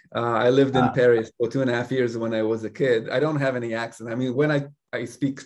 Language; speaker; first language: English; non-native, fluent; Hebrew